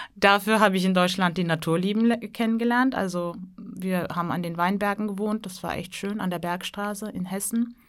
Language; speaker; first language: German; early bilingual, other home language; Turkish